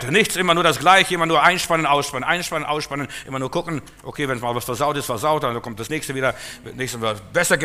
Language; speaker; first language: German; native; German